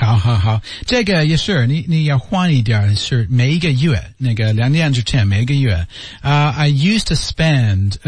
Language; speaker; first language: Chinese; non-native, learner; English